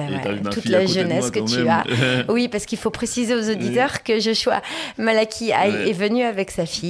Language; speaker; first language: French; native; French